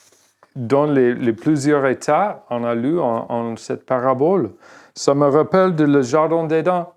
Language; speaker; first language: French; non-native, fluent; English